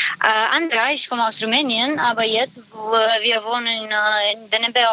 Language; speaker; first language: German; non-native, learner; Romanian